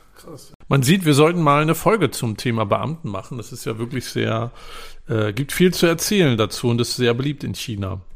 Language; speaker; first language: German; native; German